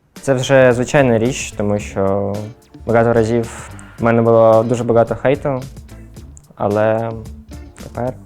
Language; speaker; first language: Ukrainian; non-native, local second language; Russian